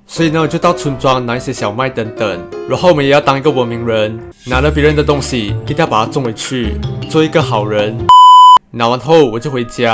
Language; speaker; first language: Chinese; native; Chinese